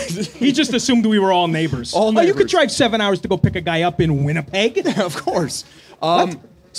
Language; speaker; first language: English; native; English